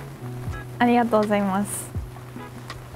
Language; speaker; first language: Japanese; non-native, fluent; Dutch